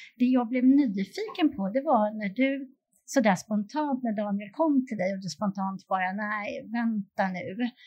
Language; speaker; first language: Swedish; native; Swedish